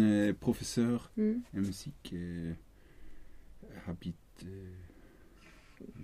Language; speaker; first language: French; non-native, learner; Swedish